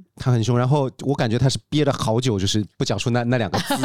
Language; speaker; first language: Chinese; non-native, local second language; Wu Chinese